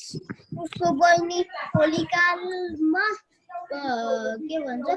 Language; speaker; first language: Nepali; early bilingual, heritage; Nepali